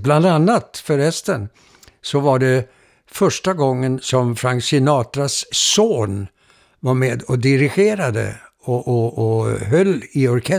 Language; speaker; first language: Swedish; native; Swedish